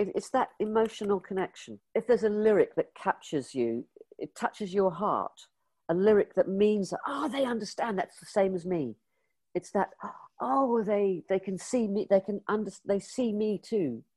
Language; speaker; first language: English; native; English